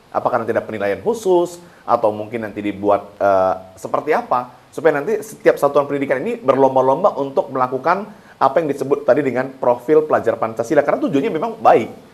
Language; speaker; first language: Indonesian; native; Indonesian